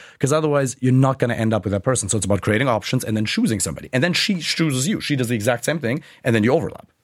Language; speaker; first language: English; non-native, fluent; German